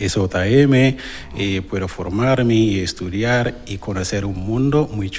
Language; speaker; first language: Spanish; non-native, learner; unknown